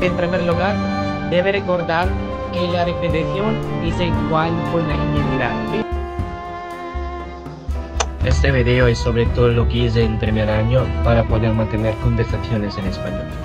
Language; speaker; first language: Spanish; non-native, learner; Filipino